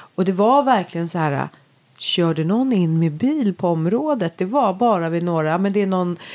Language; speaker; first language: Swedish; native; Swedish